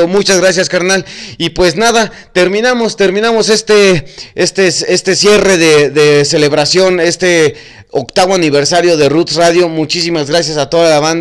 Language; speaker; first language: Spanish; native; Spanish